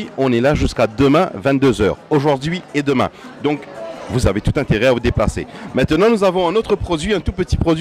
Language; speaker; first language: French; non-native, local second language; Morisyen